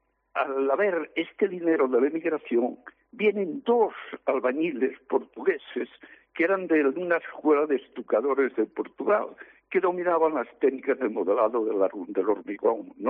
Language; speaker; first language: Spanish; native; Spanish